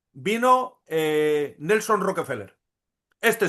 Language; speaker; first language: Spanish; native; Spanish